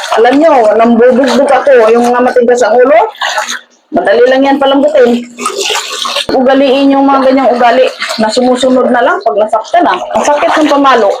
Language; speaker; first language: Filipino; non-native, local second language; Cebuano